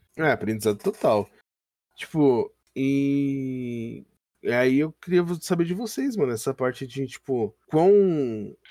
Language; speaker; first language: Portuguese; native; Portuguese